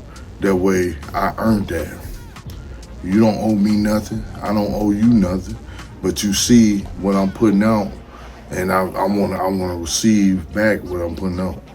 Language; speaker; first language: English; native; English